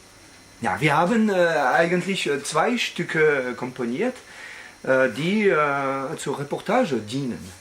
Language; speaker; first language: German; non-native, learner; French